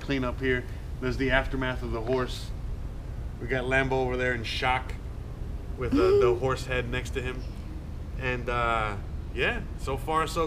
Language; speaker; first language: English; native; English